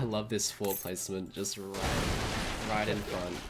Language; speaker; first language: English; native; English